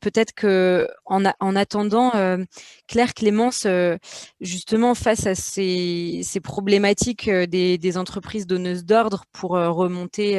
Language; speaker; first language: French; native; French